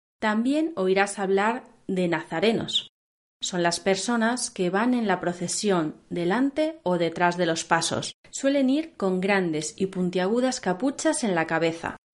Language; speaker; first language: Spanish; native; Spanish